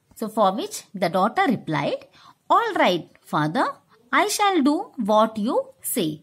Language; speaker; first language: English; non-native, local second language; Tamil